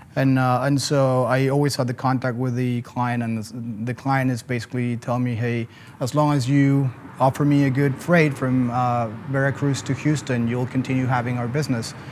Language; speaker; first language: English; non-native, fluent; Spanish